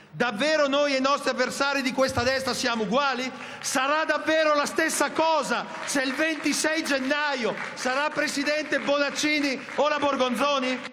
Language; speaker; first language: Italian; native; Italian